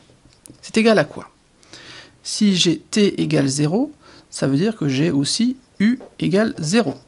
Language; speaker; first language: French; native; French